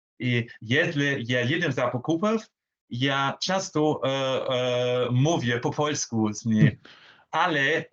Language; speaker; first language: Polish; non-native, learner; German